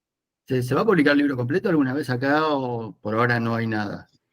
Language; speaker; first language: Spanish; native; Spanish